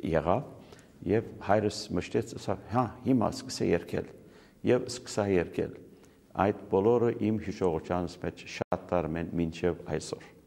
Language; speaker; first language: Armenian; early bilingual, heritage; Armenian